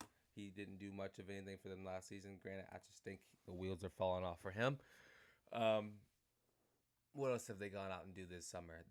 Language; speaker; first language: English; native; English